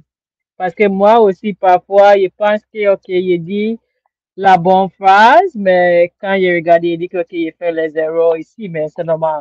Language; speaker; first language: French; non-native, learner; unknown